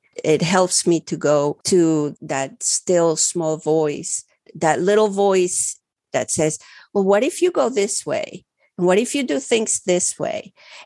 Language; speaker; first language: English; early bilingual, other home language; Spanish